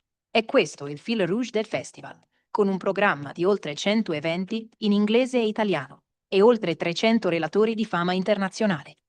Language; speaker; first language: Italian; native; Italian